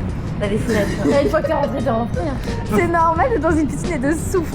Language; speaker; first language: French; native; French